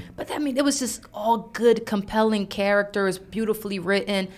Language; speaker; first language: English; native; English